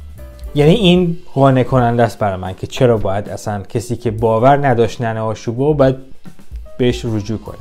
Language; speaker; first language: Persian; native; Persian